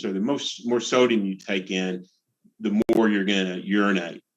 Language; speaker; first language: English; native; English